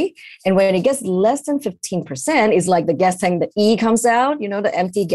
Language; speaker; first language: English; non-native, local second language; Chinese